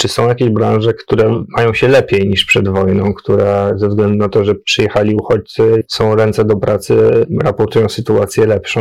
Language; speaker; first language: Polish; native; Polish